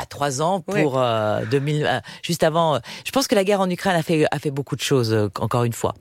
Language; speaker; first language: French; native; French